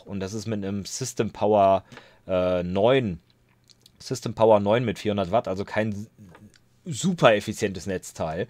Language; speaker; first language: German; native; German